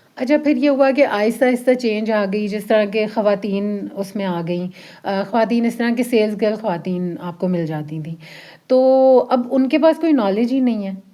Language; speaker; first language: Urdu; early bilingual, heritage; Urdu